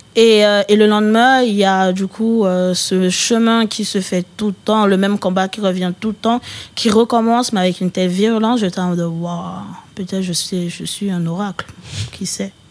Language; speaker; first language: French; early bilingual, other home language; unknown